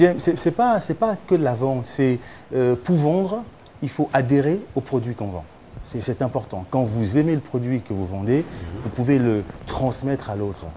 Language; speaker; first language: French; early bilingual, other home language; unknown